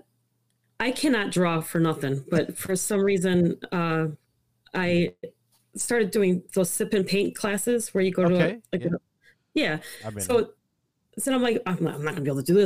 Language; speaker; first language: English; early bilingual, other home language; Italian